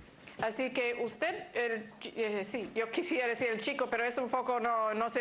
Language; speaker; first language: Spanish; non-native, fluent; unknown